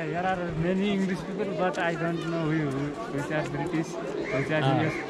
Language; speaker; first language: English; non-native, learner; Nepali